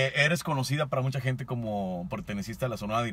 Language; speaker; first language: Spanish; native; Spanish